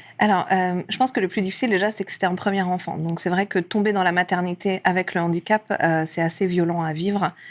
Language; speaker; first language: French; early bilingual, other home language; Persian